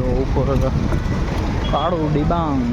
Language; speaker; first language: Gujarati; native; Gujarati